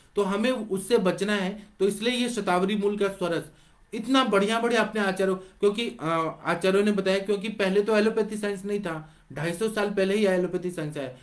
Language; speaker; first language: Hindi; non-native, local second language; Marathi